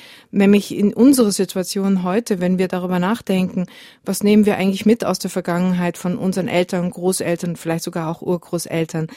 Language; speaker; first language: German; native; German